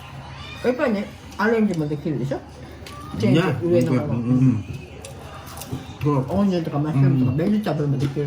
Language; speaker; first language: Japanese; native; Japanese